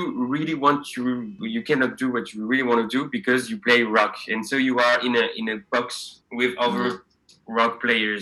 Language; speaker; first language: English; non-native, fluent; French